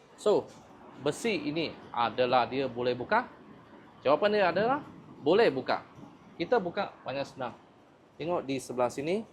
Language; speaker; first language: Malay; non-native, local second language; Chinese